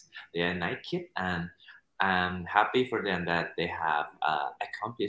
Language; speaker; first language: English; non-native, fluent; Thai